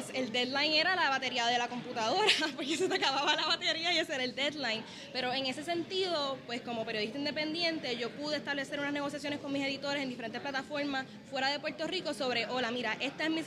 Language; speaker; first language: Spanish; native; Spanish